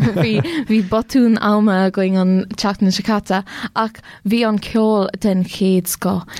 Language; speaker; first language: Irish; non-native, local second language; English